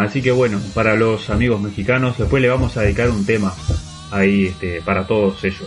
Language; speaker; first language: Spanish; native; Spanish